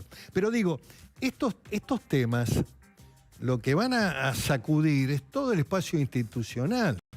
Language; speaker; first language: Spanish; native; Spanish